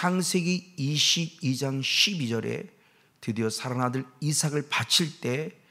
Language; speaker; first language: Korean; native; Korean